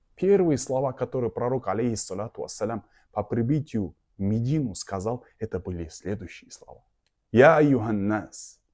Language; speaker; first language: Russian; non-native, local second language; Kazakh